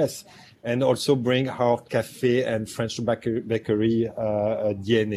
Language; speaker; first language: English; non-native, fluent; French